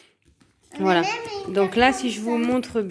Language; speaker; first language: French; native; French